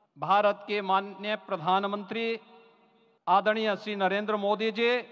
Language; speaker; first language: Hindi; native; Hindi